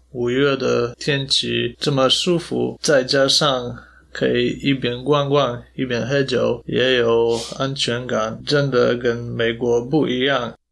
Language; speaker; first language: Chinese; non-native, fluent; Polish